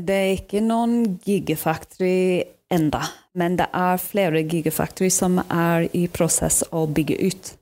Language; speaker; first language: Norwegian; non-native, fluent; English